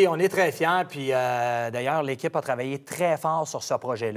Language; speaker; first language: French; native; French